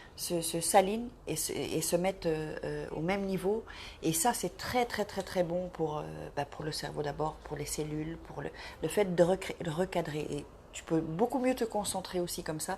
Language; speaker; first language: French; native; French